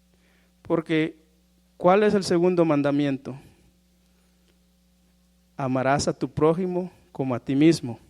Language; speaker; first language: Spanish; native; Spanish